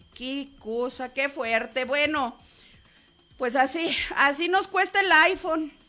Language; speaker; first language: Spanish; native; Spanish